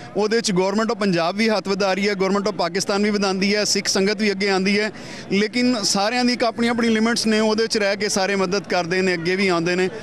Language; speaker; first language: Punjabi; native; Punjabi